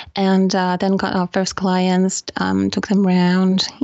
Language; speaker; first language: English; non-native, fluent; Finnish